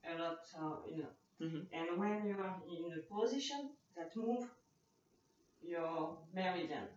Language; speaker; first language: English; non-native, learner; French